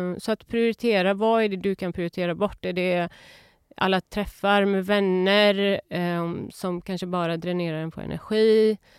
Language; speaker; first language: Swedish; early bilingual, other home language; Persian